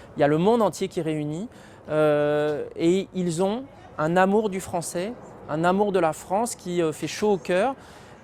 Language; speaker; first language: French; native; French